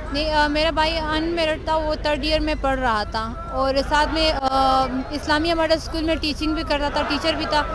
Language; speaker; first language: Urdu; non-native, local second language; Pashto